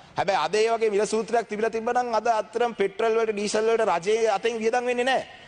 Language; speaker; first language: Sinhala; non-native, local second language; Tamil